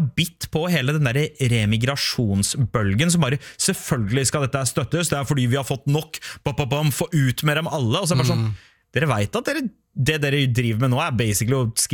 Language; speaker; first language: Norwegian; native; Norwegian